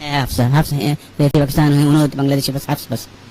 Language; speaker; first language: Arabic; non-native, learner; Urdu